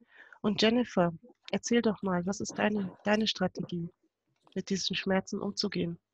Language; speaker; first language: German; native; German